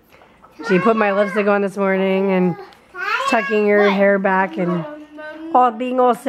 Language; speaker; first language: English; native; English